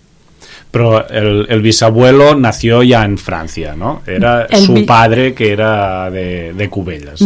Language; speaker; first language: Spanish; non-native, local second language; Catalan